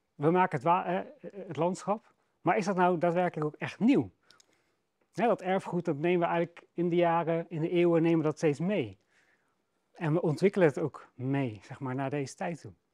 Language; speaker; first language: Dutch; native; Dutch